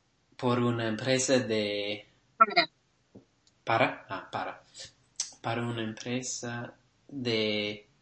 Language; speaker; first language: Spanish; non-native, learner; English